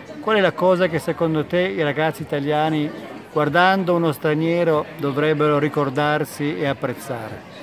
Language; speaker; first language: Italian; native; Italian